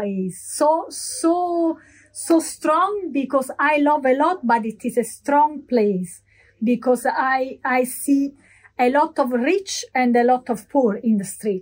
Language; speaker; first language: English; non-native, learner; Italian